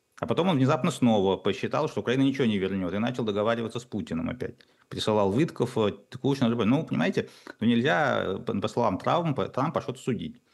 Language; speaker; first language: Russian; native; Russian